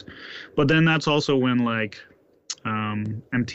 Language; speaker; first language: English; native; English